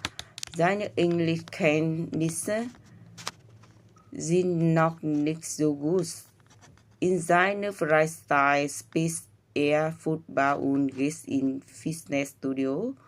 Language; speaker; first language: German; non-native, learner; Vietnamese